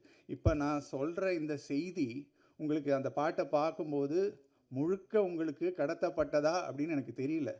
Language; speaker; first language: Tamil; native; Tamil